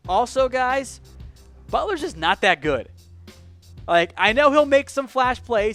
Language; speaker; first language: English; native; English